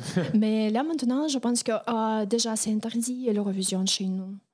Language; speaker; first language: French; non-native, fluent; Russian